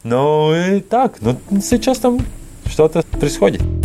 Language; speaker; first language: Russian; non-native, learner; Latvian